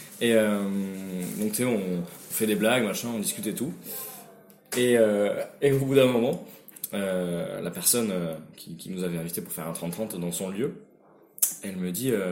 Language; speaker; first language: French; native; French